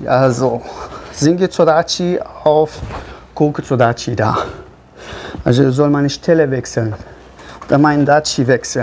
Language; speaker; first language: German; non-native, fluent; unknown